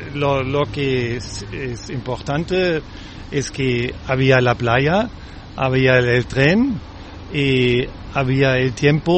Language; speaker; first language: Spanish; non-native, learner; German